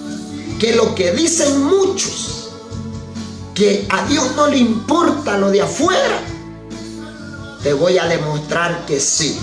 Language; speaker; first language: Spanish; native; Spanish